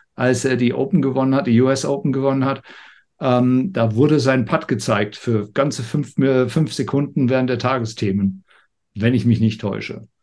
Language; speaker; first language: German; non-native, fluent; English